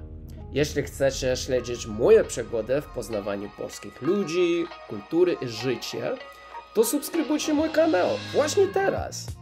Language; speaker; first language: Polish; non-native, learner; English